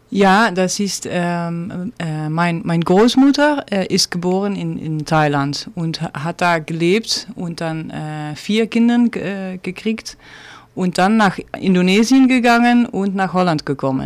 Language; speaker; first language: German; non-native, learner; Dutch